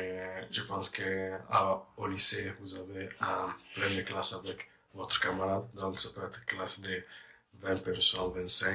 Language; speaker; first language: French; non-native, fluent; English